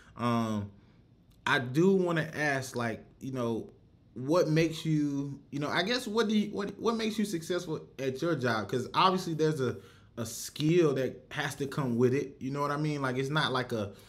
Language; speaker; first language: English; native; English